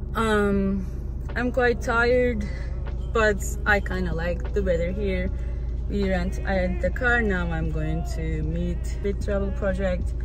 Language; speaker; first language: English; non-native, fluent; Turkish